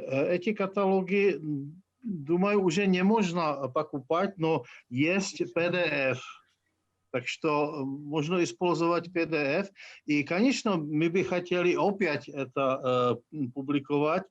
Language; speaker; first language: Russian; non-native, fluent; Czech